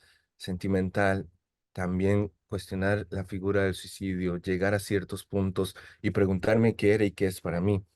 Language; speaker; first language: Spanish; native; Spanish